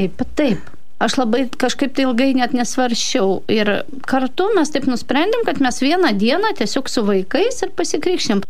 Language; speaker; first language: Lithuanian; non-native, fluent; Russian